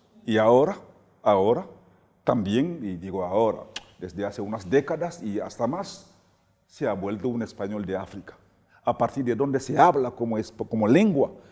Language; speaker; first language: Spanish; non-native, fluent; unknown